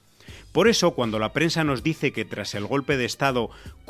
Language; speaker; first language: Spanish; native; Spanish